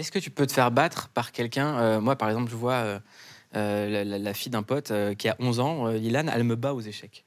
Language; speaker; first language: French; native; French